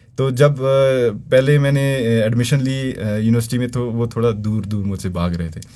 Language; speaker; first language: Urdu; non-native, local second language; Brahui